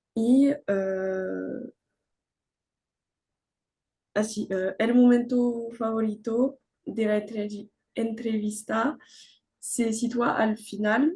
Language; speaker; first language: Spanish; non-native, learner; French